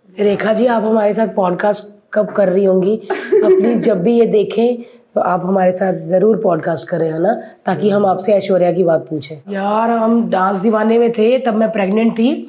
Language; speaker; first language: Hindi; native; Hindi